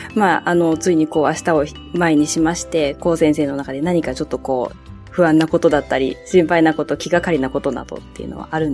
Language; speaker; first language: Japanese; native; Japanese